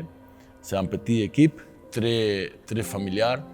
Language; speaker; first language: French; non-native, fluent; Spanish